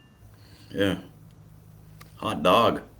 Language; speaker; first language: English; native; English